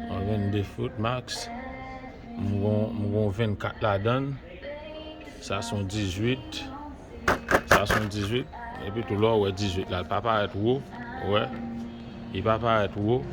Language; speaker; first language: French; non-native, learner; Haitian Creole